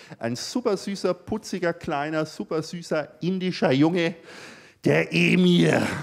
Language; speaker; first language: German; early bilingual, other home language; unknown